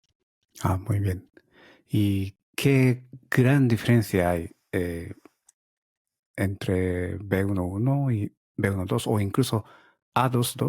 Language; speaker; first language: Spanish; non-native, learner; Japanese